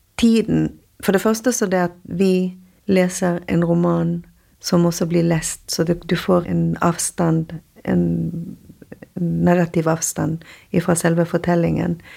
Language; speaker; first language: Norwegian; non-native, fluent; Spanish